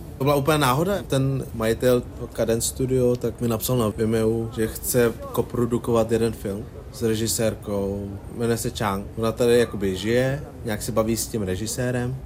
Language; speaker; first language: Czech; early bilingual, other home language; Vietnamese